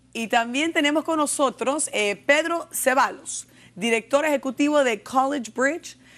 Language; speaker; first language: Spanish; early bilingual, heritage; Spanish